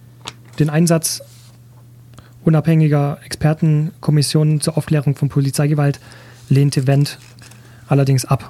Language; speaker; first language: German; native; German